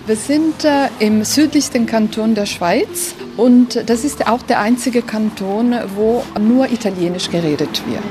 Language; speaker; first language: German; non-native, local second language; Italian